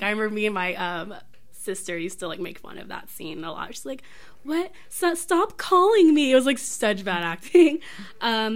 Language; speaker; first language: English; native; English